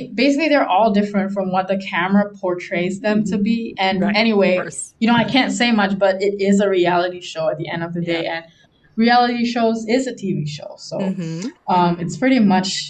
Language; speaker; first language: English; non-native, local second language; Chinese